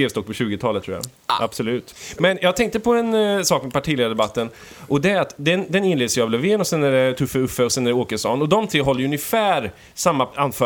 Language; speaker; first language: Swedish; native; Swedish